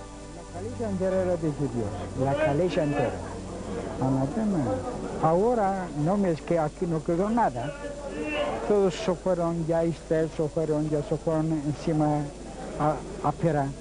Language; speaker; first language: Spanish; early bilingual, heritage; Ladino